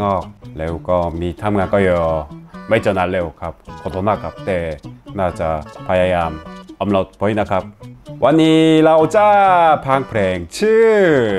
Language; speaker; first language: Thai; non-native, learner; Korean